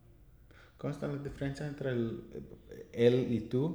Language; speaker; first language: Spanish; non-native, learner; English